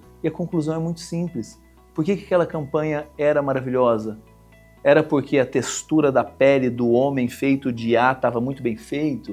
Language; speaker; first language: Portuguese; native; Portuguese